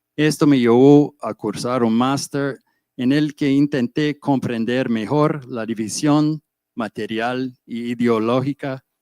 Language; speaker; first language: Spanish; non-native, fluent; English